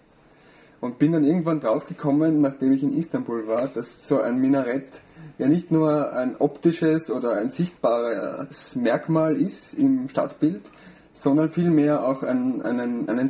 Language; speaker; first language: German; native; German